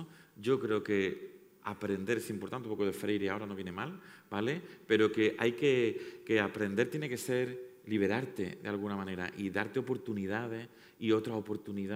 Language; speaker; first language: Spanish; native; Spanish